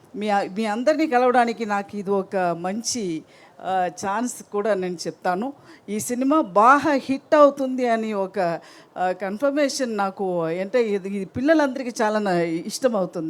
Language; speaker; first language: Telugu; non-native, fluent; Tamil